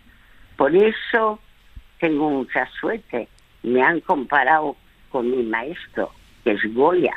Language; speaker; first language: Spanish; early bilingual, other home language; French